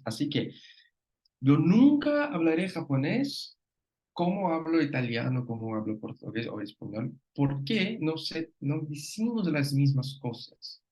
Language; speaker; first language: Spanish; non-native, fluent; Portuguese